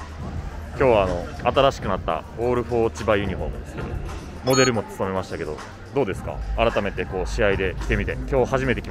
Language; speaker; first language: Japanese; native; Japanese